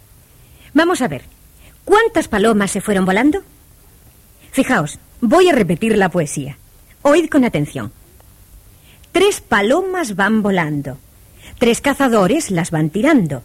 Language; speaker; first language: Spanish; native; Spanish